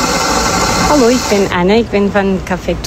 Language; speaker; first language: Dutch; non-native, learner; Portuguese